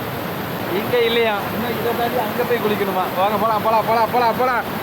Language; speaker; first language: Tamil; native; Tamil